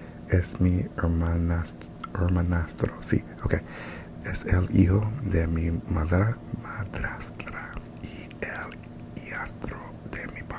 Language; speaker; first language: Spanish; non-native, learner; English